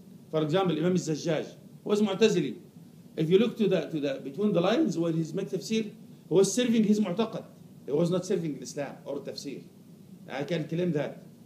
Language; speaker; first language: English; non-native, fluent; Arabic